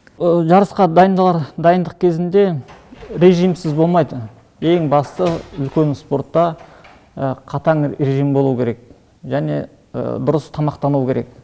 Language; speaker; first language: Kazakh; early bilingual, heritage; Kazakh